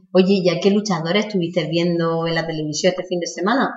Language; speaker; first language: Spanish; native; Spanish